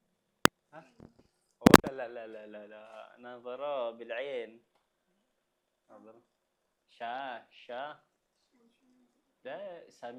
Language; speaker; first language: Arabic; non-native, fluent; Indonesian